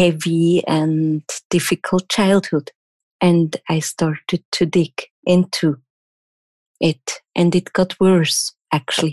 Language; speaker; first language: English; non-native, fluent; German